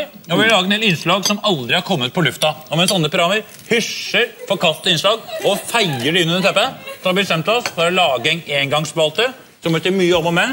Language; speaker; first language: Norwegian; native; Norwegian